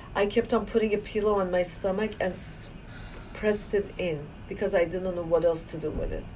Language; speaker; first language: English; non-native, fluent; Persian